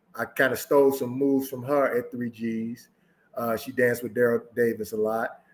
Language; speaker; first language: English; native; English